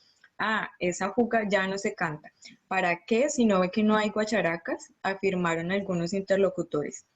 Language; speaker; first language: Spanish; native; Spanish